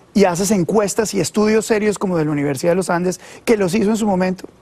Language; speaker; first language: Spanish; native; Spanish